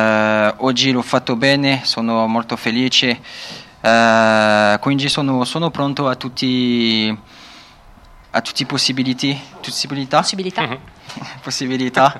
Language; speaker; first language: Italian; non-native, learner; French